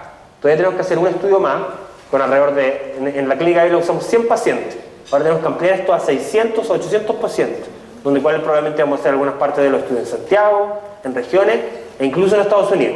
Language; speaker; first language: Spanish; native; Spanish